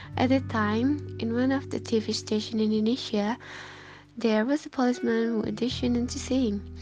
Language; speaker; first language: English; non-native, fluent; Indonesian